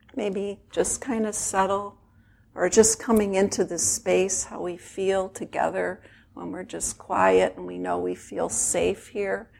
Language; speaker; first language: English; native; English